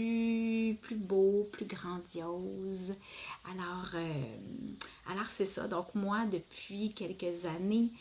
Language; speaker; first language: French; native; French